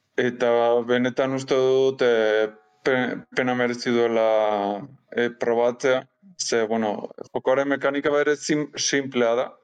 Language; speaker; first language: Basque; non-native, learner; Spanish